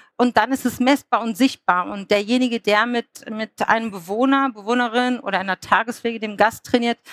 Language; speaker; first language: German; native; German